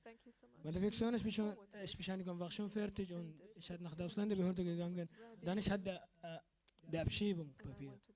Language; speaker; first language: German; non-native, learner; Arabic